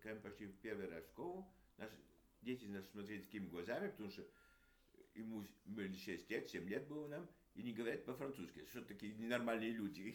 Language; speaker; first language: Russian; early bilingual, heritage; Russian